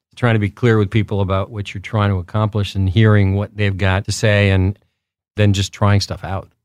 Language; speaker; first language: English; early bilingual, other home language; Spanish